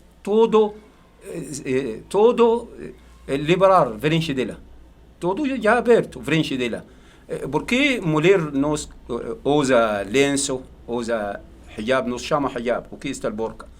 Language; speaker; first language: Portuguese; non-native, learner; Arabic